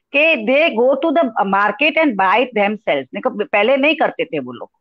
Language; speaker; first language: Hindi; non-native, local second language; Gujarati